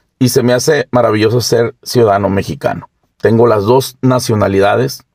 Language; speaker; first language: Spanish; native; Spanish